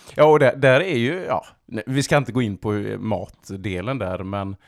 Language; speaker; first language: Swedish; native; Swedish